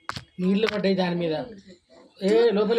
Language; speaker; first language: Telugu; native; Telugu